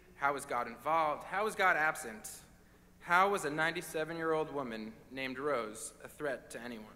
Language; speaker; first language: English; native; English